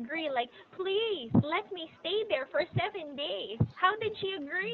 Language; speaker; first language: English; non-native, fluent; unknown